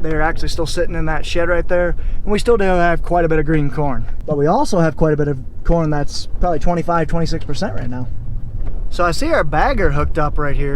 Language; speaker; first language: English; native; English